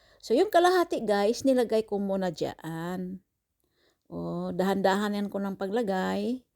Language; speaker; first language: Filipino; non-native, local second language; Cebuano